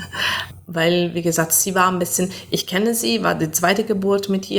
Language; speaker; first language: German; non-native, fluent; Italian